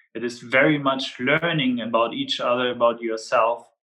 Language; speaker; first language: English; non-native, fluent; German